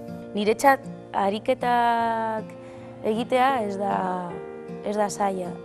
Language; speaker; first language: Basque; non-native, local second language; Spanish